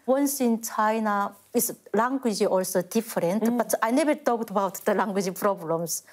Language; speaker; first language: English; non-native, fluent; Korean